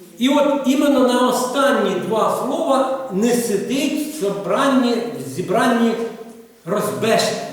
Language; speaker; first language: Ukrainian; non-native, local second language; Russian